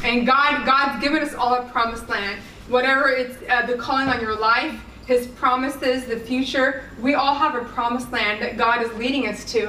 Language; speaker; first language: English; native; English